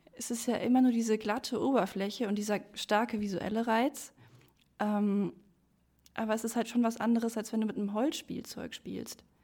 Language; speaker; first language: German; native; German